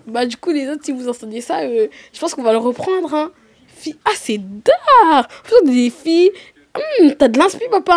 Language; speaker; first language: French; native; French